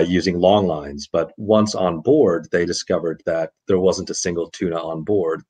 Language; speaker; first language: English; native; English